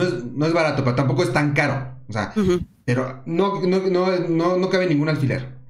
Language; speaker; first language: Spanish; native; Spanish